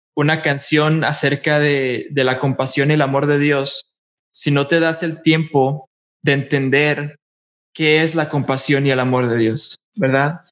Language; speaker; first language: Spanish; native; Spanish